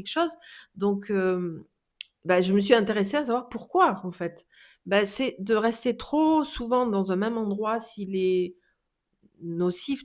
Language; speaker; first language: French; native; French